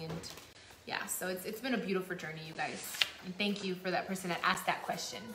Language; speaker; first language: English; early bilingual, other home language; Spanish